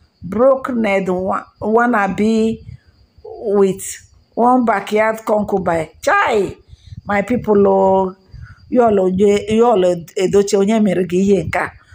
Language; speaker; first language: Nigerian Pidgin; non-native, local second language; Igbo